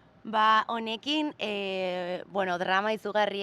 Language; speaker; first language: Basque; non-native, local second language; Spanish